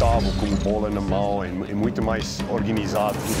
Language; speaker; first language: Portuguese; non-native, learner; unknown